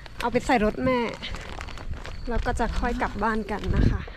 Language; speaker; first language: Thai; native; Thai